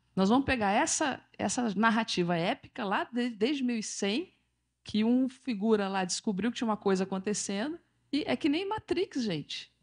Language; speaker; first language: Portuguese; native; Portuguese